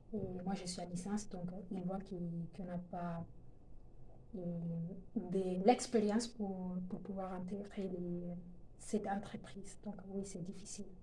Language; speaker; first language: French; non-native, fluent; Spanish